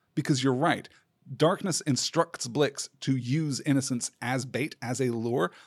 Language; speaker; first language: English; native; English